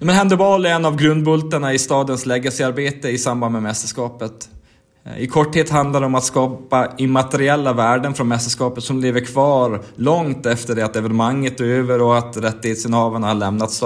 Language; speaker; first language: Swedish; native; Swedish